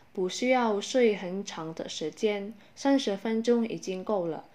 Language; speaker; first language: Chinese; non-native, fluent; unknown